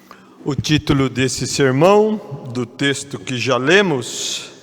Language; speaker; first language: Portuguese; native; Portuguese